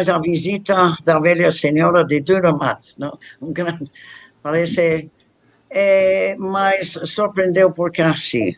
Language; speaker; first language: Portuguese; non-native, fluent; English